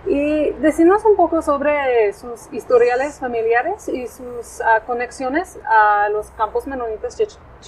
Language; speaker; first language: Spanish; non-native, fluent; English